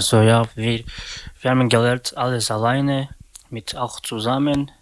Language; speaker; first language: German; non-native, learner; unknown